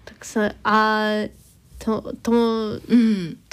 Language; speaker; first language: Japanese; non-native, learner; English